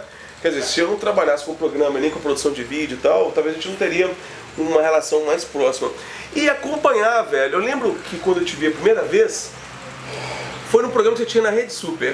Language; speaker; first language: Portuguese; native; Portuguese